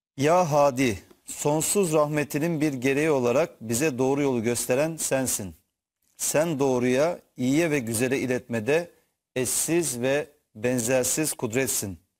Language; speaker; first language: Turkish; native; Turkish